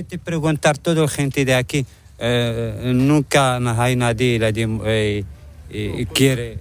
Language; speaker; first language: Spanish; non-native, learner; Arabic